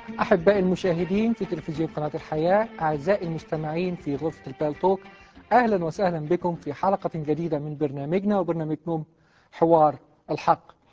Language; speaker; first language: Arabic; native; Arabic